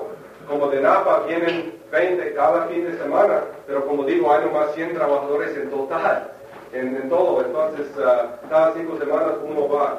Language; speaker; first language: Spanish; non-native, fluent; English